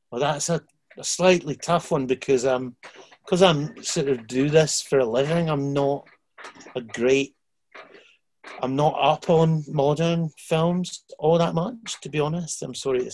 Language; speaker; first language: English; native; English